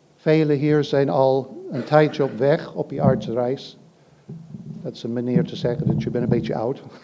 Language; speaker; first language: Dutch; non-native, fluent; English